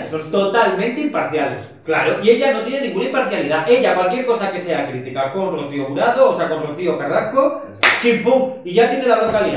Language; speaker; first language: Spanish; native; Spanish